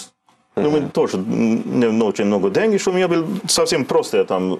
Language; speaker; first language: Russian; non-native, learner; Swedish